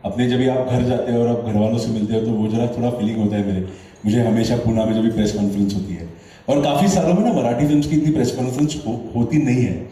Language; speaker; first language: Hindi; non-native, local second language; Marathi